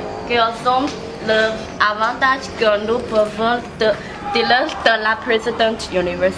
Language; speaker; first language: French; non-native, learner; Indonesian